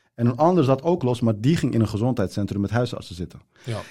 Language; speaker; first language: Dutch; early bilingual, other home language; Turkish